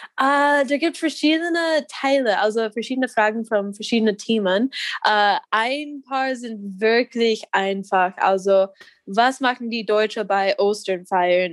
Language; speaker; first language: German; non-native, learner; English